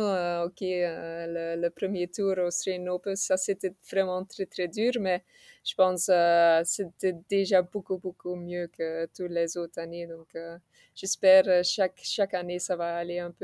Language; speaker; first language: French; non-native, local second language; Dutch